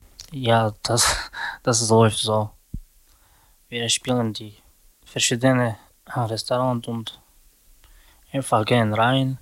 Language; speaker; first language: German; non-native, learner; Romany